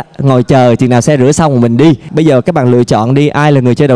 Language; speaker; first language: Vietnamese; native; Vietnamese